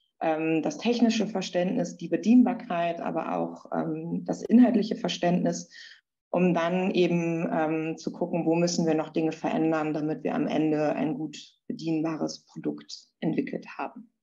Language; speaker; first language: German; native; German